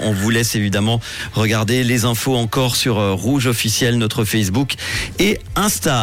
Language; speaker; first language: French; native; French